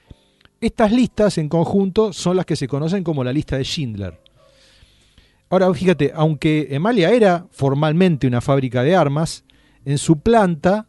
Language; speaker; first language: Spanish; native; Spanish